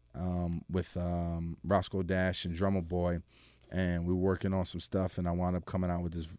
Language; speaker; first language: English; native; English